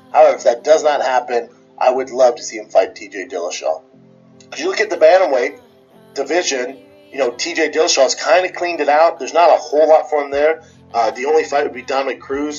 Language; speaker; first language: English; native; English